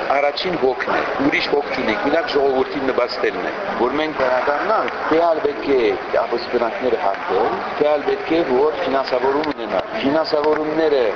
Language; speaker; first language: Armenian; early bilingual, heritage; Armenian